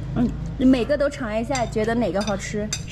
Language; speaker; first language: Chinese; native; Chinese